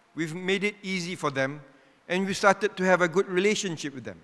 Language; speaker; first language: English; non-native, local second language; Malay